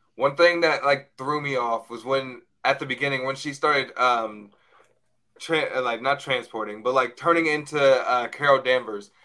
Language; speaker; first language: English; native; English